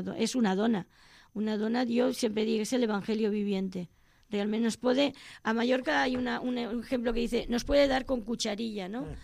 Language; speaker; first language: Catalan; non-native, local second language; Spanish